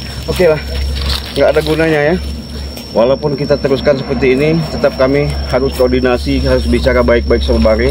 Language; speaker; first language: Indonesian; native; Indonesian